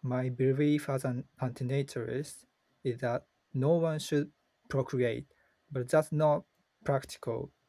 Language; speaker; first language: English; non-native, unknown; Japanese